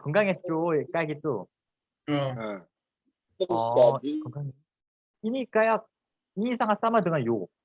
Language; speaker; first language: Indonesian; non-native, fluent; Korean